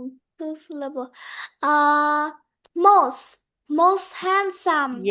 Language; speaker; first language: English; non-native, learner; Vietnamese